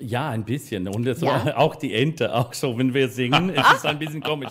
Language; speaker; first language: German; non-native, learner; English